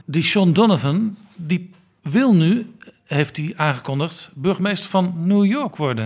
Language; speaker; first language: Dutch; native; Dutch